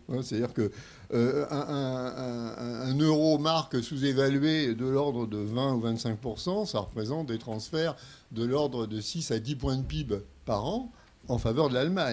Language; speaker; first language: French; native; French